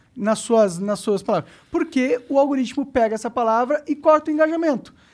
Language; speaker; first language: Portuguese; native; Portuguese